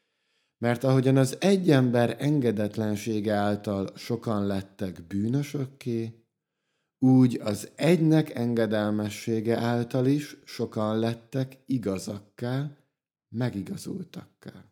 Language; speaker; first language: Hungarian; native; Hungarian